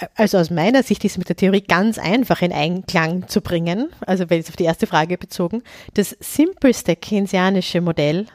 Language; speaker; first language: German; native; German